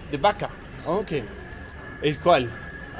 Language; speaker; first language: Spanish; non-native, learner; Danish